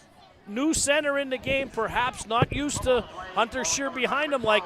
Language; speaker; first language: English; native; English